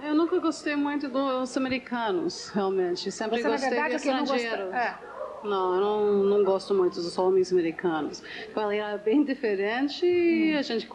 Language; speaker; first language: Portuguese; non-native, learner; English